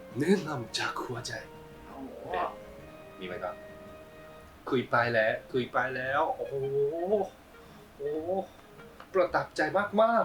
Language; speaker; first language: Thai; non-native, learner; Japanese